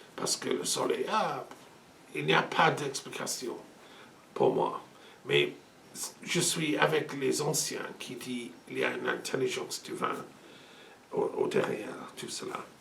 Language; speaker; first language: French; non-native, fluent; English